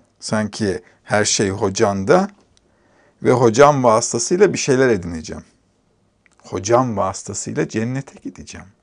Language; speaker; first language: Turkish; native; Turkish